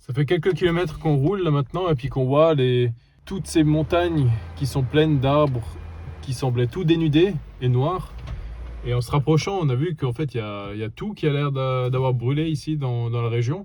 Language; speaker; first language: French; native; French